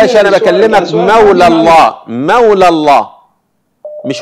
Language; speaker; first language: Arabic; native; Arabic